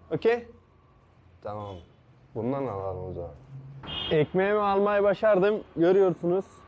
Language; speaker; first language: Turkish; native; Turkish